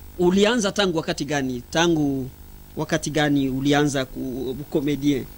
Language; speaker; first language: Swahili; native; Swahili